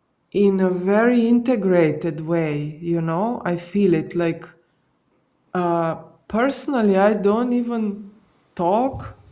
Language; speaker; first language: English; non-native, fluent; Slovenian